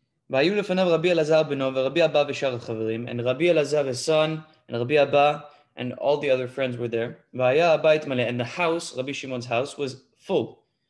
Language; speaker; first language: English; native; English